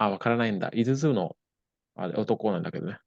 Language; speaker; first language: Japanese; non-native, fluent; Indonesian